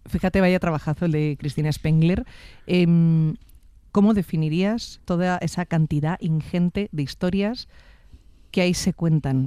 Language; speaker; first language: Spanish; native; Spanish